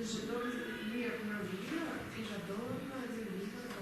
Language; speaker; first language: French; non-native, learner; Russian